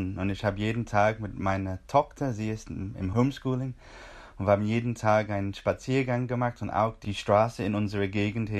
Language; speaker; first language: German; non-native, fluent; English